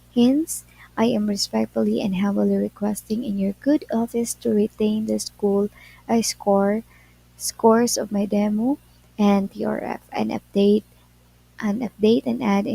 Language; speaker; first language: English; non-native, local second language; Filipino